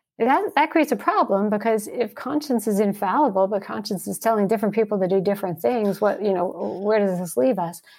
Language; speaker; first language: English; early bilingual, heritage; English